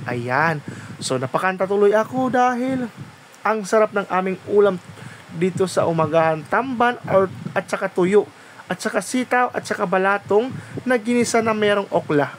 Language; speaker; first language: Filipino; non-native, local second language; Waray